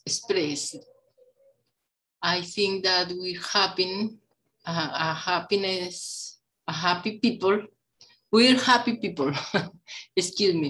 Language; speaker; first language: English; non-native, learner; Spanish